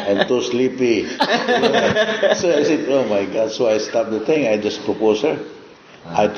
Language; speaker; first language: English; non-native, local second language; Cebuano